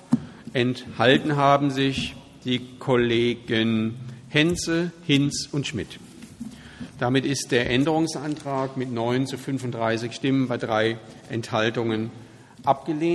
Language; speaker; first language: German; native; German